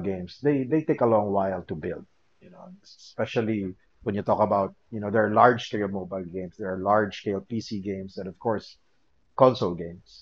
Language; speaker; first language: English; non-native, local second language; Filipino